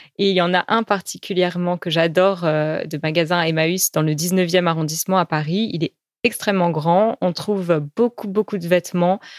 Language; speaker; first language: French; native; French